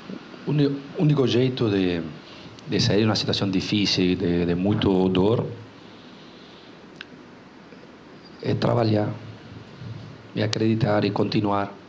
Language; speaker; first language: Portuguese; non-native, local second language; Spanish